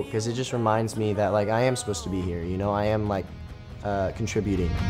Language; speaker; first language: English; native; English